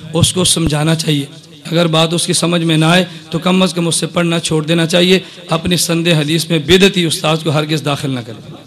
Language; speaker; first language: Urdu; non-native, local second language; Punjabi